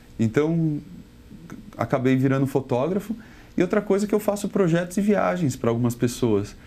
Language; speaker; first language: Portuguese; native; Portuguese